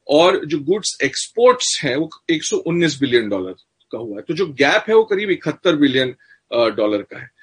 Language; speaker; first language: Hindi; native; Hindi